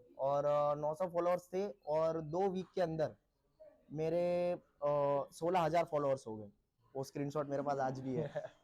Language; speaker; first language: Hindi; non-native, local second language; Marathi